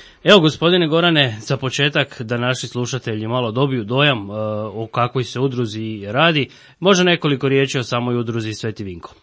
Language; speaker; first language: Croatian; native; Croatian